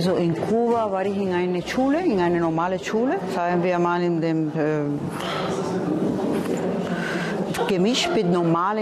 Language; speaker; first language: German; non-native, fluent; Spanish